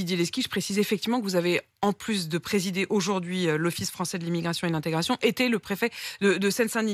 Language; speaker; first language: French; native; French